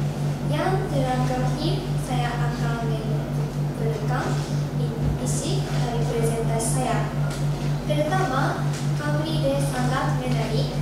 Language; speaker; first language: Indonesian; non-native, learner; Japanese